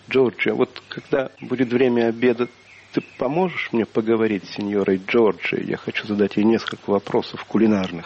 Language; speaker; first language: Russian; native; Russian